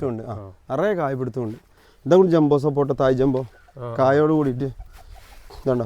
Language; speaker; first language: Malayalam; native; Malayalam